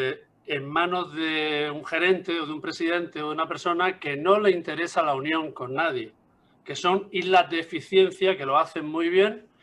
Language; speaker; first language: Spanish; native; Spanish